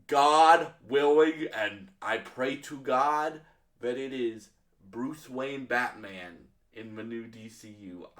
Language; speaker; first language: English; native; English